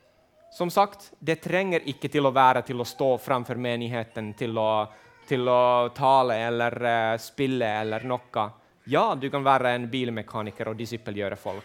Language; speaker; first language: Swedish; non-native, fluent; Finnish